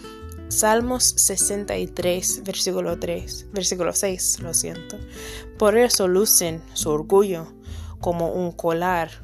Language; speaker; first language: Spanish; non-native, learner; English